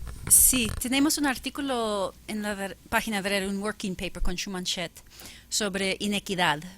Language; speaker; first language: Spanish; non-native, fluent; English